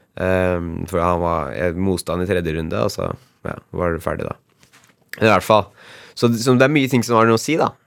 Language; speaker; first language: Norwegian; native; Norwegian